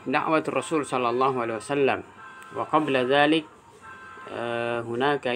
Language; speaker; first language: Arabic; non-native, fluent; Indonesian